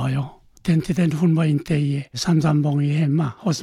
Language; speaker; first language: Swedish; non-native, learner; Korean